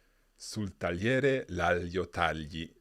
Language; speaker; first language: Italian; non-native, fluent; English